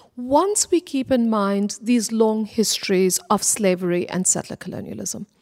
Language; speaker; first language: English; non-native, local second language; Bangla